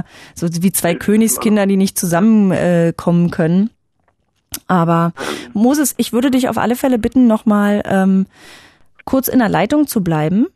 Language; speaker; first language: German; native; German